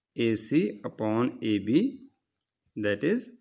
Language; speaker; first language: English; non-native, local second language; Punjabi